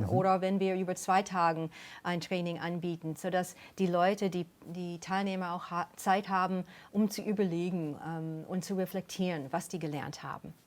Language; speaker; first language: German; non-native, fluent; English